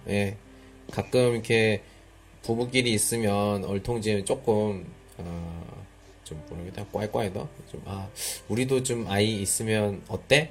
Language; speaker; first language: Korean; native; Korean